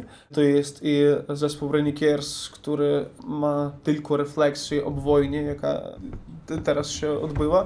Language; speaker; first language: Polish; non-native, learner; Ukrainian